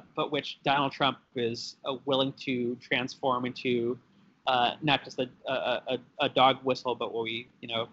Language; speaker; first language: English; native; English